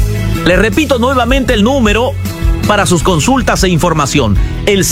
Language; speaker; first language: Spanish; native; Spanish